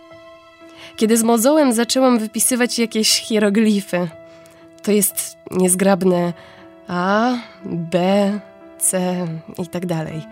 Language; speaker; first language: Polish; native; Polish